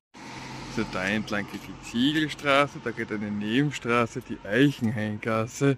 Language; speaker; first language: German; native; German